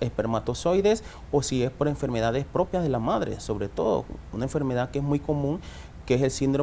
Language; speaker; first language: Spanish; native; Spanish